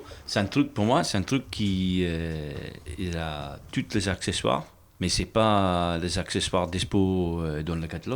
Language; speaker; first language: French; non-native, fluent; English